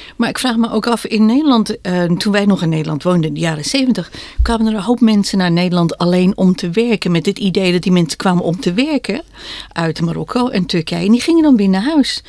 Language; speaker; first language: Dutch; native; Dutch